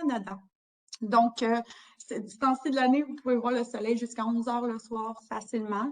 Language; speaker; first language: French; native; French